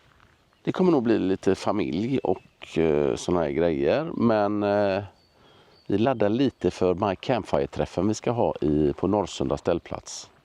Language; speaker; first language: Swedish; native; Swedish